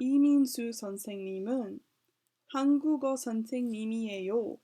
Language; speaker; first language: Korean; non-native, learner; English